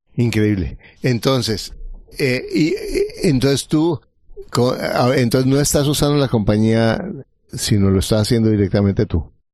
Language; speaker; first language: Spanish; native; Spanish